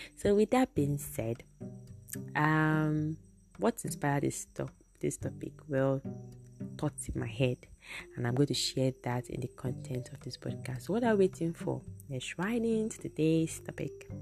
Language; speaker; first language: English; non-native, local second language; Igbo